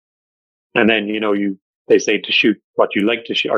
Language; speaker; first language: English; native; English